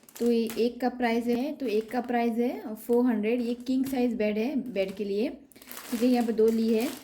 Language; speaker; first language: Hindi; non-native, local second language; Konkani